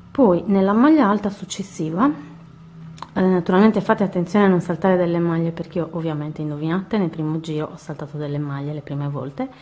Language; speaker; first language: Italian; native; Italian